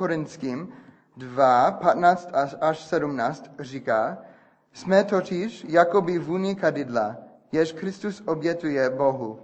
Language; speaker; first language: Czech; non-native, fluent; English